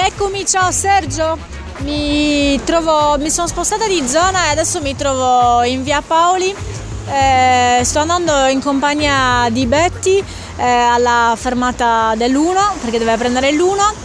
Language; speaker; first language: Italian; native; Italian